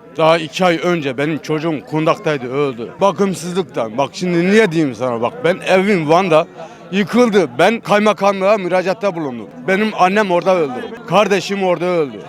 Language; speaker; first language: Turkish; non-native, local second language; Kurdish